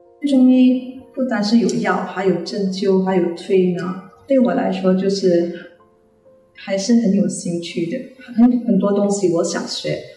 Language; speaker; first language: Chinese; non-native, local second language; Malay